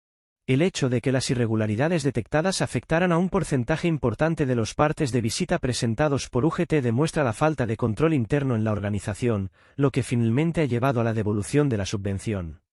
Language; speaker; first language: Spanish; native; Spanish